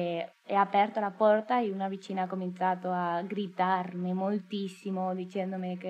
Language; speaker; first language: Italian; non-native, learner; Spanish